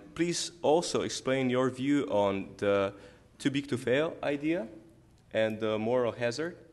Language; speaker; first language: English; non-native, fluent; Slovenian